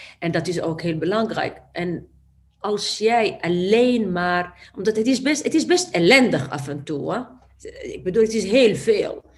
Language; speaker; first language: Dutch; non-native, fluent; Arabic